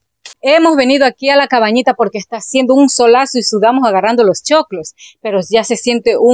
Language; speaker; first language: Spanish; native; Spanish